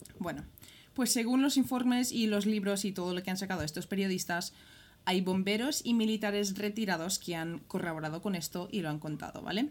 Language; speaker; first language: Spanish; early bilingual, other home language; English